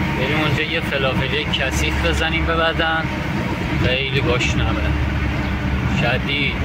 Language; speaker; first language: Persian; non-native, local second language; Azerbaijani